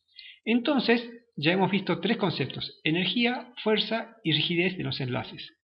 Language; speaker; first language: Spanish; native; Spanish